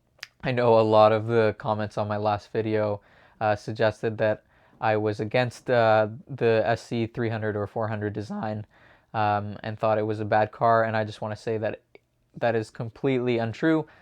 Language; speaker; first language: English; native; English